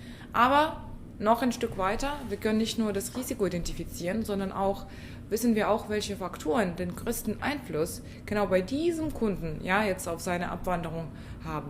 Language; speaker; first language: German; non-native, fluent; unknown